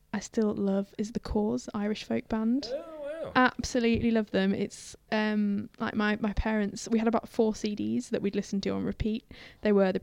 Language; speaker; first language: English; native; English